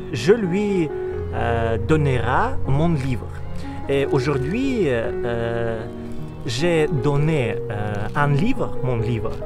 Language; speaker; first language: French; non-native, learner; Russian